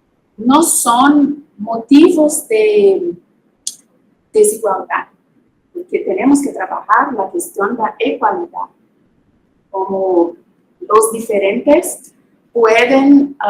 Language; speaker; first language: Spanish; non-native, fluent; Portuguese